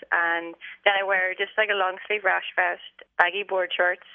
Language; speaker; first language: English; native; English